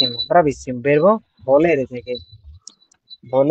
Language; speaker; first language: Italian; non-native, fluent; Bangla